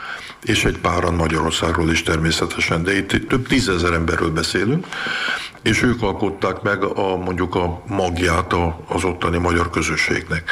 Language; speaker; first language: Hungarian; early bilingual, heritage; Hungarian